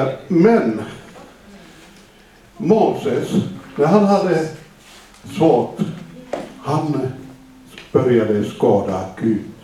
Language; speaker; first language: Swedish; non-native, fluent; Finnish